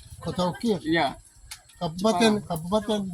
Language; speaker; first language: Indonesian; non-native, learner; Turkish